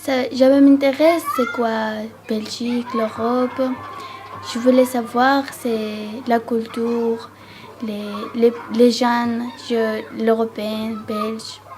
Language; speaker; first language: French; non-native, learner; Georgian